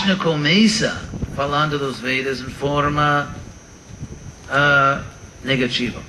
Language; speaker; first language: Portuguese; non-native, fluent; English